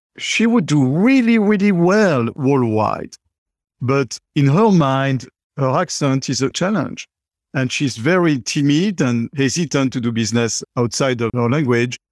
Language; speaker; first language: English; non-native, fluent; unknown